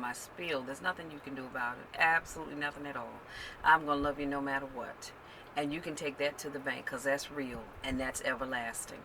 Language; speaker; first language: English; native; English